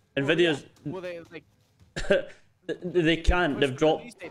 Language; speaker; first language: English; native; English